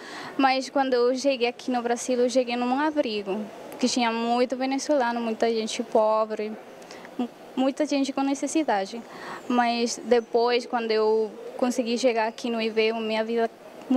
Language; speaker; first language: Portuguese; non-native, fluent; Spanish